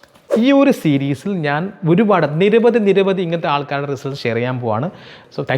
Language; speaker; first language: Malayalam; native; Malayalam